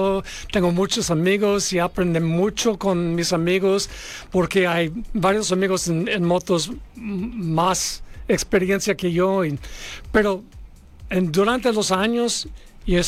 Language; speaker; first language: Spanish; non-native, learner; English